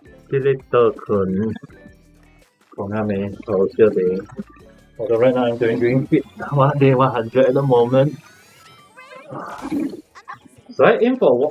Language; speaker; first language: English; non-native, fluent; Thai